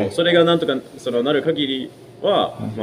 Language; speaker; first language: Japanese; non-native, fluent; English